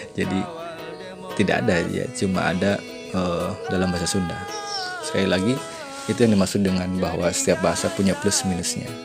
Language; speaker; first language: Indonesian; non-native, local second language; Sundanese